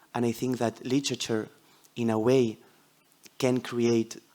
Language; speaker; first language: English; non-native, fluent; Catalan